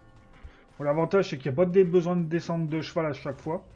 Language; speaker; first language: French; native; French